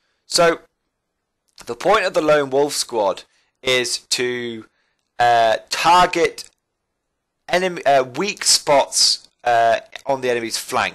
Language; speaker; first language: English; native; English